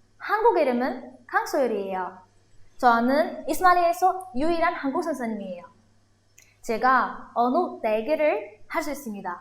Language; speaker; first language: Korean; non-native, fluent; Arabic